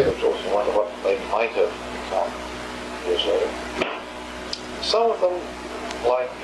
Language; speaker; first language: English; native; English